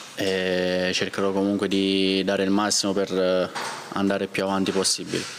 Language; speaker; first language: Italian; native; Italian